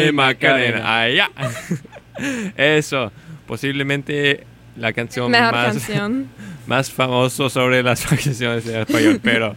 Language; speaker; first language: Spanish; non-native, learner; English